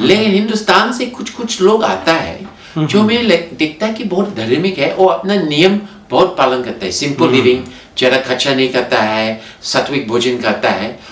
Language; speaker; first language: Hindi; non-native, fluent; English